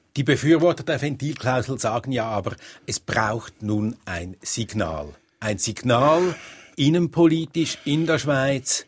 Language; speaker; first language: German; native; German